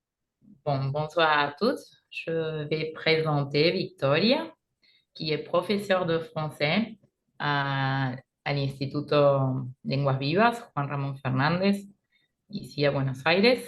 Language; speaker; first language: French; non-native, fluent; Spanish